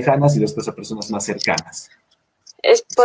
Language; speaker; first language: Spanish; native; Spanish